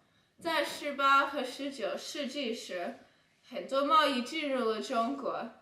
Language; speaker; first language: Chinese; non-native, learner; English